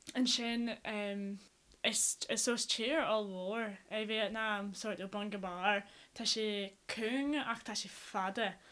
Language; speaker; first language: Irish; non-native, local second language; English